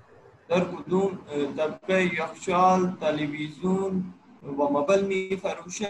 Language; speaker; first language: Persian; non-native, learner; Urdu